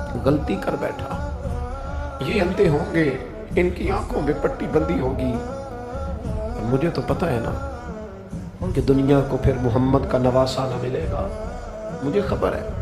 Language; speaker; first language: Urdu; non-native, local second language; Punjabi